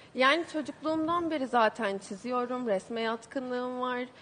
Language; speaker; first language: Turkish; native; Turkish